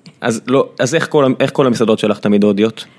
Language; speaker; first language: Hebrew; native; Hebrew